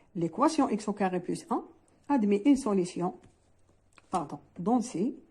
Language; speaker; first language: French; non-native, local second language; Arabic